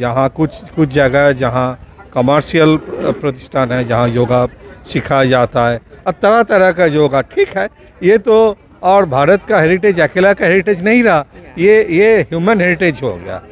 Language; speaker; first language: Hindi; non-native, local second language; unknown